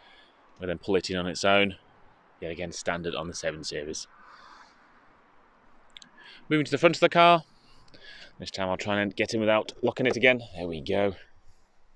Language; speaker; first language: English; native; English